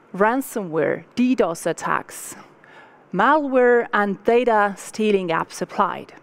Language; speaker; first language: English; non-native, fluent; Estonian